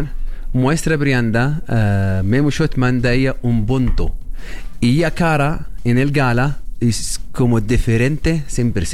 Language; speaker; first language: Spanish; non-native, learner; Arabic